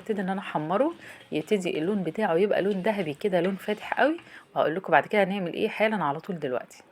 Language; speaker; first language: Arabic; native; Arabic